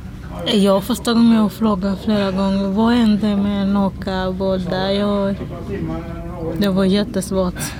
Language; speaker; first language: Swedish; non-native, learner; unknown